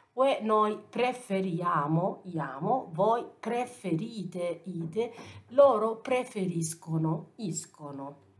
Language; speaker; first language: Italian; non-native, fluent; Arabic